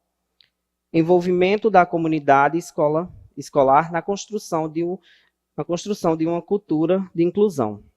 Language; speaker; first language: Portuguese; native; Portuguese